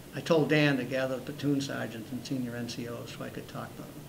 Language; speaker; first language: English; native; English